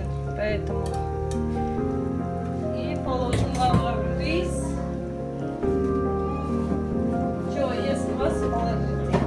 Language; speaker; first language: Russian; non-native, local second language; Tajik